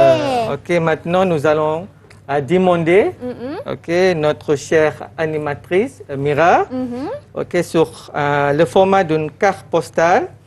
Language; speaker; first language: French; non-native, fluent; Malay